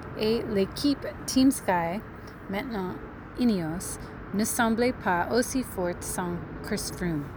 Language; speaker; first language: French; non-native, learner; English